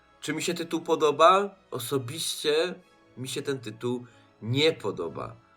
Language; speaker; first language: Polish; native; Polish